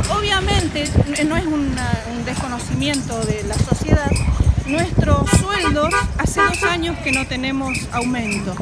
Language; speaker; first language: Spanish; native; Spanish